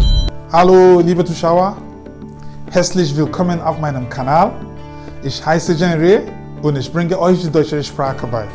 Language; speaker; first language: German; non-native, fluent; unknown